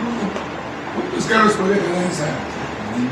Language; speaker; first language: Spanish; non-native, fluent; English